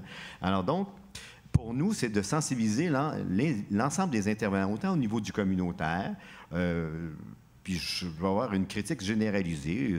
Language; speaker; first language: French; native; French